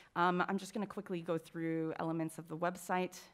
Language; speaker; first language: English; native; English